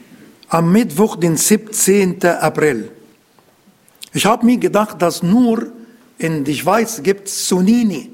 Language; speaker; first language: German; non-native, learner; Arabic